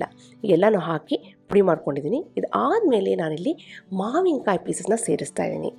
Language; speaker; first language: Kannada; native; Kannada